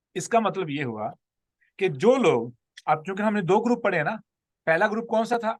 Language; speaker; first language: Urdu; non-native, local second language; Punjabi